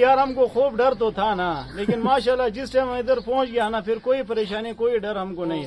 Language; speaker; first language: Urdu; non-native, local second language; Pashto